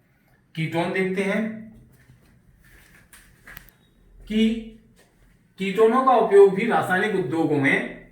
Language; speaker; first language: Hindi; native; Hindi